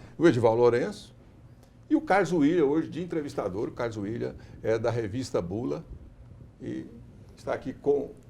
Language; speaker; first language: Portuguese; native; Portuguese